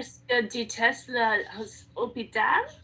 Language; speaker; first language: French; non-native, learner; Spanish